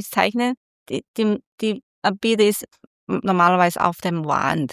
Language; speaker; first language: German; non-native, learner; Chinese